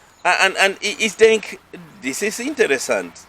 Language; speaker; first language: German; non-native, fluent; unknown